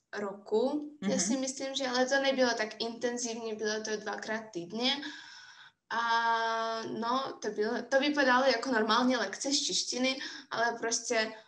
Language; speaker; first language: Czech; non-native, fluent; Russian